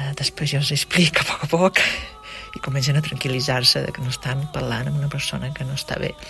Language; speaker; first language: Catalan; native; Catalan